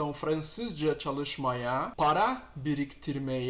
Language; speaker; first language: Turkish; non-native, fluent; Portuguese